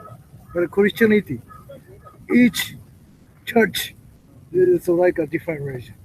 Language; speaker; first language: English; non-native, learner; Japanese